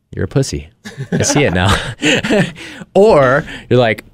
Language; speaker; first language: English; native; English